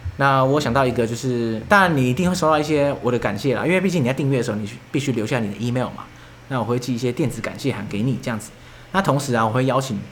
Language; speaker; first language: Chinese; native; Chinese